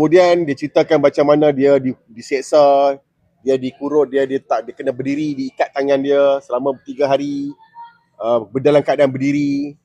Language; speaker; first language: Malay; native; Malay